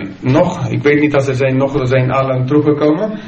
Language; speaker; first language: Dutch; non-native, fluent; English